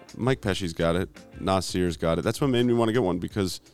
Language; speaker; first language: English; native; English